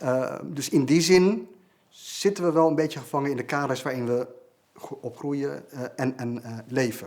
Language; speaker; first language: Dutch; native; Dutch